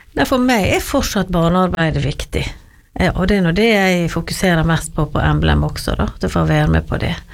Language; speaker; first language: Norwegian; native; Norwegian